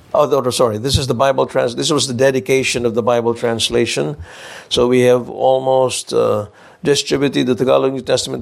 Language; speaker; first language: English; non-native, local second language; Filipino